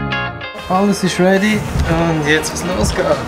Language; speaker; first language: German; native; German